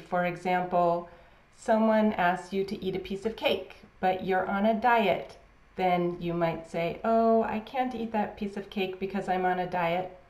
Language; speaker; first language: English; native; English